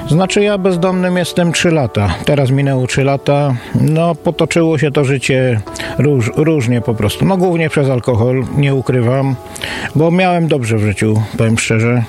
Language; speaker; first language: Polish; native; Polish